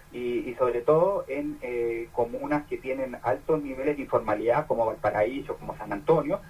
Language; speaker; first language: Spanish; native; Spanish